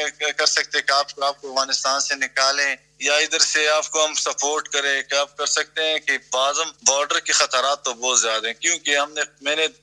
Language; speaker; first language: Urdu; non-native, fluent; Pashto